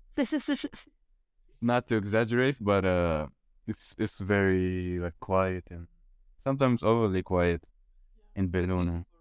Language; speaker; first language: English; non-native, fluent; Arabic